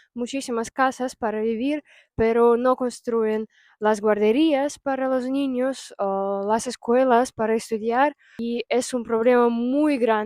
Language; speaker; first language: Spanish; non-native, fluent; Russian